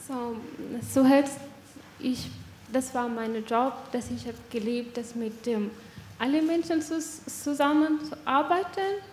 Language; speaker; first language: German; non-native, learner; Persian